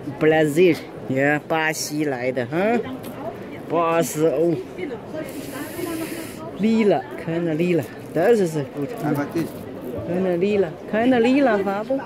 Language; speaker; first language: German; non-native, learner; Chinese